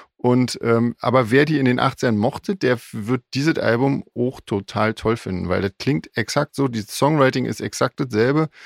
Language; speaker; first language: German; native; German